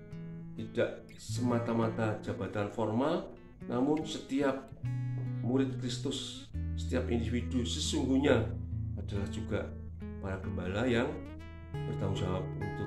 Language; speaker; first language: Indonesian; native; Indonesian